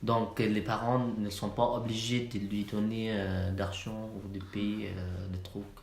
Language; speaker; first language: French; non-native, learner; Malay